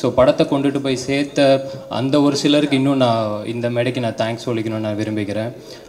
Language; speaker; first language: Tamil; native; Tamil